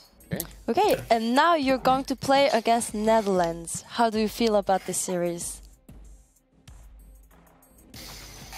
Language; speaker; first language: English; non-native, fluent; French